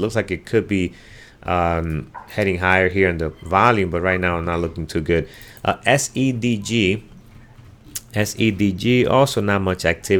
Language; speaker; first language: English; native; English